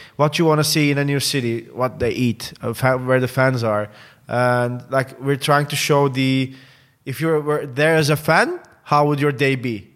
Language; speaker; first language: English; non-native, fluent; Turkish